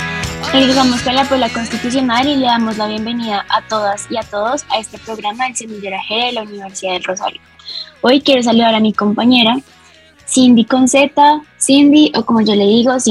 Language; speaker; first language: Spanish; native; Spanish